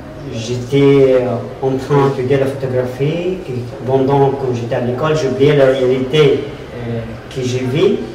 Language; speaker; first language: French; non-native, fluent; Arabic